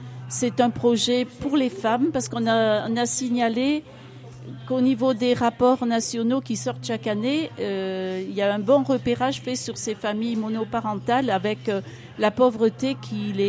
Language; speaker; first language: French; native; French